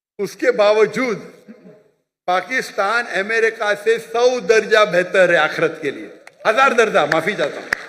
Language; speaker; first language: Hindi; non-native, local second language; Konkani